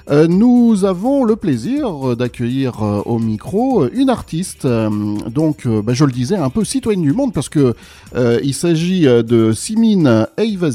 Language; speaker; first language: French; native; French